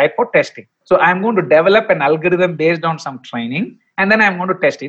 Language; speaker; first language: English; non-native, local second language; Malayalam